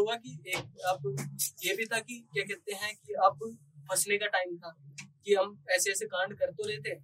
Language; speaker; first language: Hindi; native; Hindi